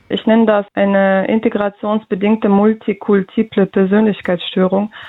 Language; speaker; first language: German; early bilingual, other home language; Russian